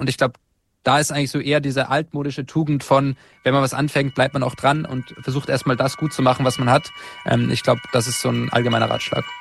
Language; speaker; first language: German; native; German